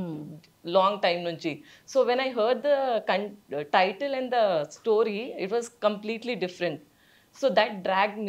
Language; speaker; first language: Telugu; non-native, local second language; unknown